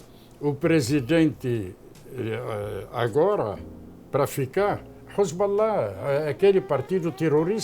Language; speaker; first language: Portuguese; non-native, fluent; Arabic